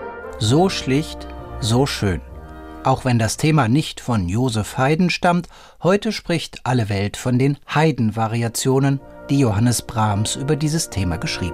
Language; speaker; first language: German; native; German